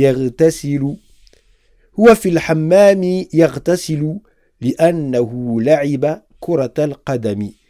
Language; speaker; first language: Arabic; non-native, fluent; French